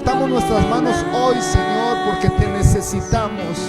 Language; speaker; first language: Spanish; native; Spanish